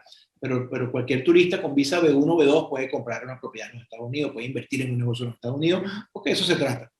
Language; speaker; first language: Spanish; native; Spanish